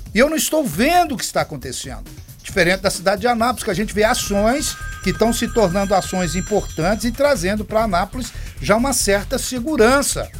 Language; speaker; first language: Portuguese; native; Portuguese